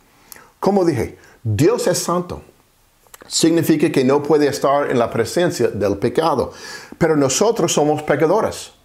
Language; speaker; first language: Spanish; non-native, fluent; English